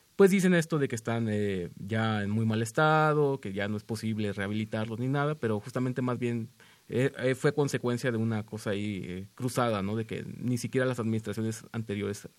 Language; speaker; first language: Spanish; native; Spanish